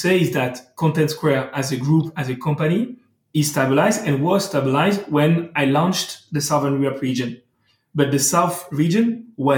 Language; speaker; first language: English; non-native, fluent; French